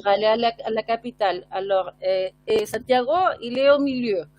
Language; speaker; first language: French; non-native, fluent; Spanish